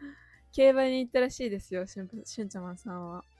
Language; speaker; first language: Japanese; native; Japanese